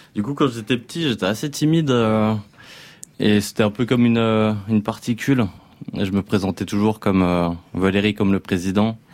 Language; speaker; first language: French; native; French